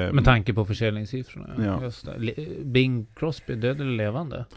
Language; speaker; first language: Swedish; native; Swedish